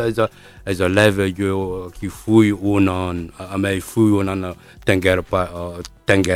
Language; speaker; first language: Hungarian; non-native, fluent; Malagasy